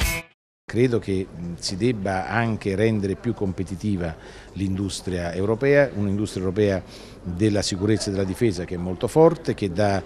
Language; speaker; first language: Italian; native; Italian